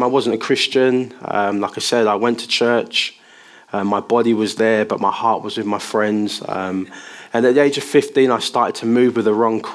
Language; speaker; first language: English; native; English